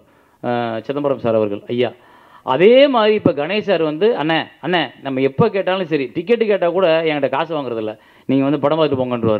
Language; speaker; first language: Tamil; native; Tamil